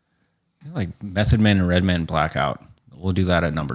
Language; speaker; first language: English; native; English